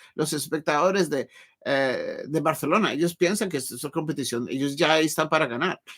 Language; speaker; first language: Spanish; non-native, learner; English